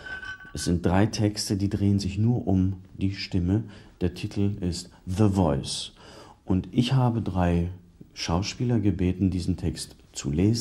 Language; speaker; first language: German; native; German